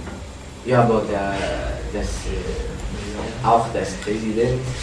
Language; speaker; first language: German; non-native, learner; French